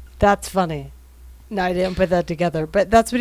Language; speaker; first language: English; native; English